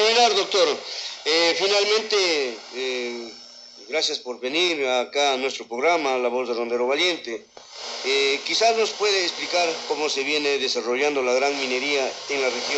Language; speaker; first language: Spanish; native; Spanish